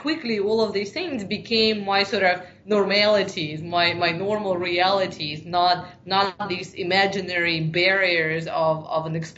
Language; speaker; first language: English; non-native, fluent; Ukrainian